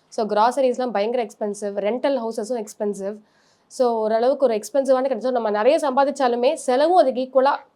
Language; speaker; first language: Tamil; native; Tamil